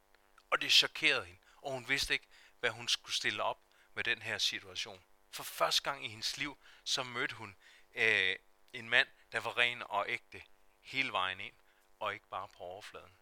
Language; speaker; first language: Danish; native; Danish